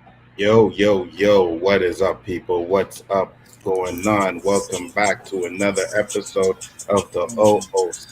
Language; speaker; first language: English; native; English